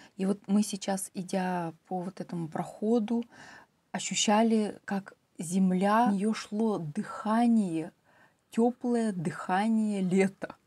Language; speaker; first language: Russian; native; Russian